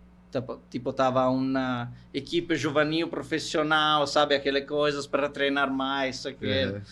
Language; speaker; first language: Portuguese; non-native, fluent; Italian